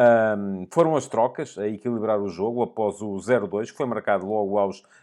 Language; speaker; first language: Portuguese; native; Portuguese